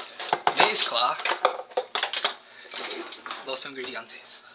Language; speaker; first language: Spanish; non-native, learner; English